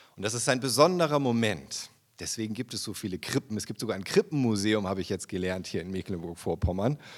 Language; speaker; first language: German; native; German